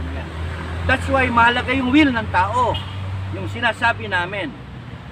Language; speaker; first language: Filipino; native; Filipino